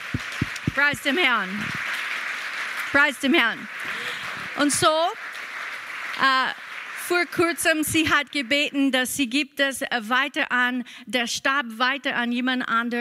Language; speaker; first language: German; non-native, fluent; English